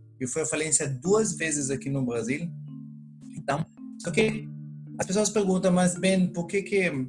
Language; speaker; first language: Portuguese; non-native, fluent; Hebrew